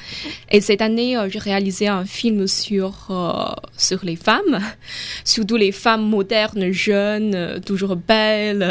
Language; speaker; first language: French; non-native, fluent; Chinese